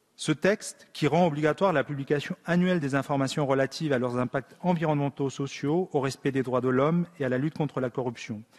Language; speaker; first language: French; early bilingual, other home language; Spanish